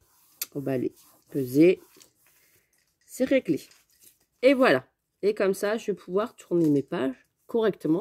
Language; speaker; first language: French; native; French